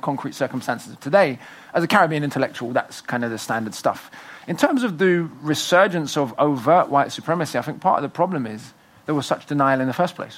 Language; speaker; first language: English; native; English